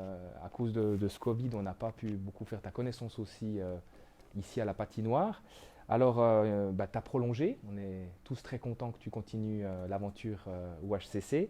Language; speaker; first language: French; native; French